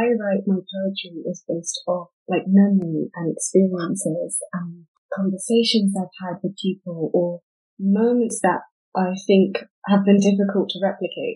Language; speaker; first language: English; native; English